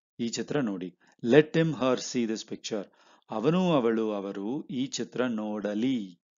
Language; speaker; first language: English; non-native, local second language; Hindi